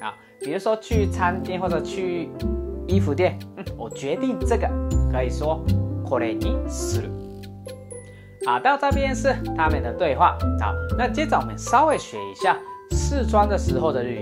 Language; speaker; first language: Chinese; non-native, fluent; Japanese